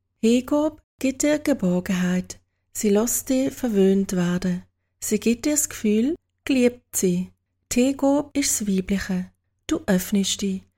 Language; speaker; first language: German; native; German